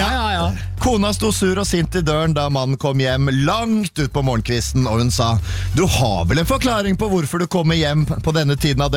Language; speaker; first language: Norwegian; native; Norwegian